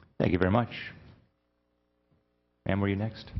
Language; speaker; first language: English; native; English